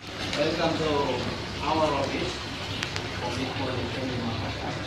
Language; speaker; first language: English; non-native, fluent; Indonesian